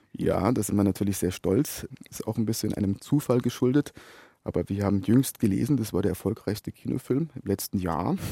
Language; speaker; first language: German; native; German